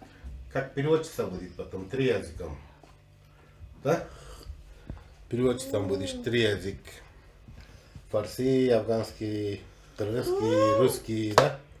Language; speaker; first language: Russian; non-native, local second language; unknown